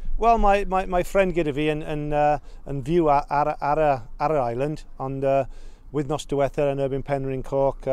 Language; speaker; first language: Welsh; non-native, local second language; English